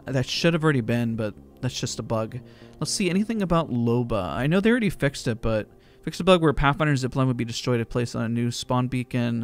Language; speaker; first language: English; native; English